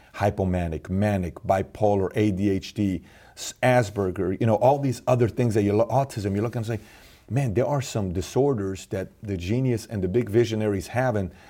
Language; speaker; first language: English; early bilingual, other home language; Persian